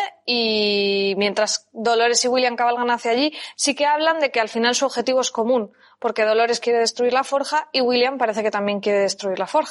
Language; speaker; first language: Spanish; native; Spanish